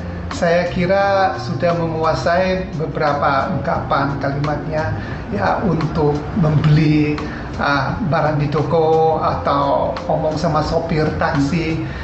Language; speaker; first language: Indonesian; non-native, fluent; English